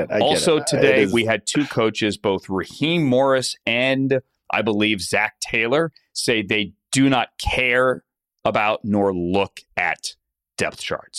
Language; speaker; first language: English; native; English